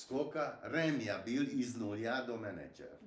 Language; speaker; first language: Russian; non-native, learner; Hungarian